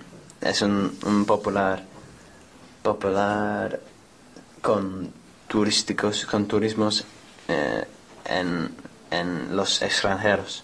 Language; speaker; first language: Spanish; non-native, learner; English